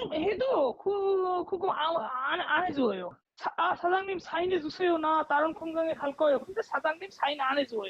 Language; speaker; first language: Korean; non-native, learner; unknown